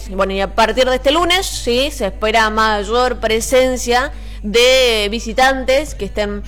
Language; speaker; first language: Spanish; native; Spanish